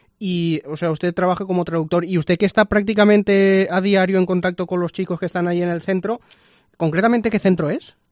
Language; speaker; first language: Spanish; native; Spanish